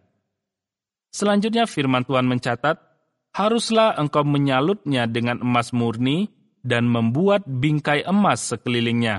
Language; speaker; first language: Indonesian; native; Indonesian